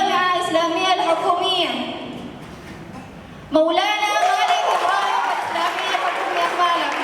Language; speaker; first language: Arabic; non-native, fluent; Indonesian